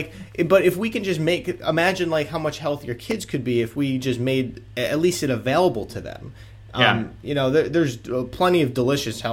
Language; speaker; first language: English; native; English